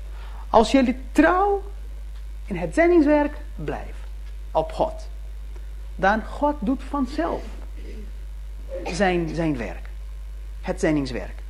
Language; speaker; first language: Dutch; early bilingual, heritage; Dutch